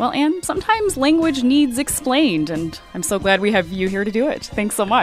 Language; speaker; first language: English; native; English